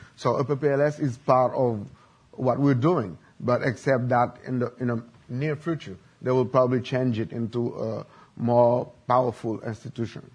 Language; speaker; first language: English; non-native, learner; Haitian Creole